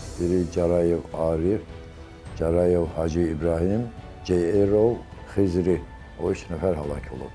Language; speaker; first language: Azerbaijani; non-native, local second language; Avaric